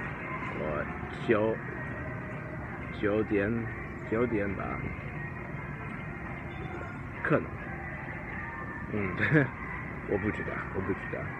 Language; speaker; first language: Chinese; non-native, learner; English